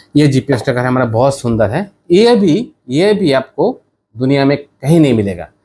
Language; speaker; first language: Hindi; non-native, learner; Bangla